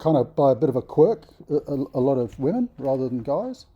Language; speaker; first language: English; native; English